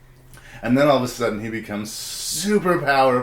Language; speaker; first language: English; native; English